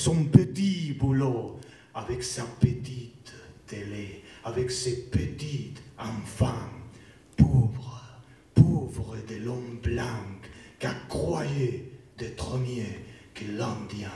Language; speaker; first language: French; non-native, learner; Spanish